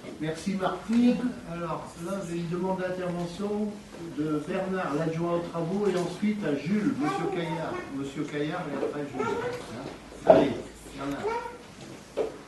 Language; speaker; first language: French; native; French